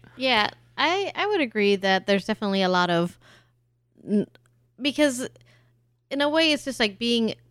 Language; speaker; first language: English; early bilingual, other home language; German